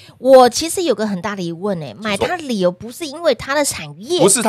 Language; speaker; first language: Chinese; native; Chinese